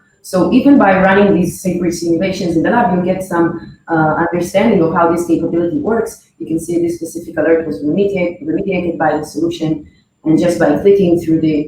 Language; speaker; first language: English; non-native, fluent; Hebrew